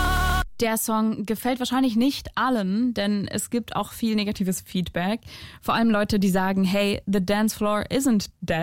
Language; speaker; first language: German; native; German